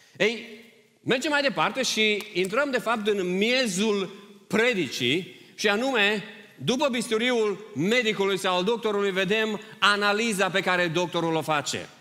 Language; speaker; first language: Romanian; early bilingual, heritage; Romanian